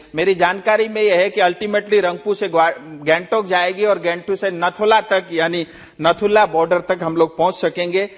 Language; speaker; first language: Hindi; non-native, local second language; Nepali